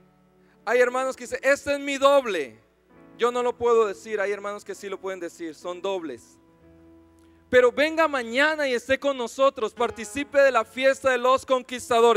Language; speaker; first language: Spanish; native; Spanish